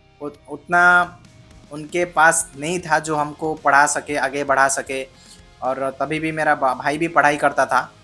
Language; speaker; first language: Hindi; non-native, local second language; Odia